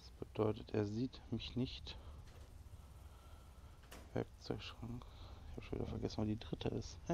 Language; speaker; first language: German; native; German